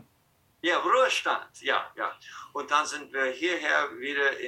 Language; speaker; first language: German; non-native, fluent; English